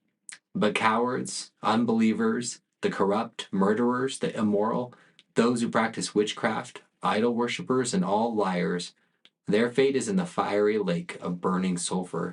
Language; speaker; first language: English; native; English